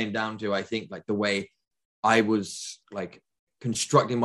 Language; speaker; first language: English; native; English